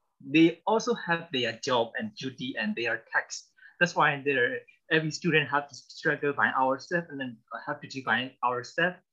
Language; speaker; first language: English; non-native, learner; Burmese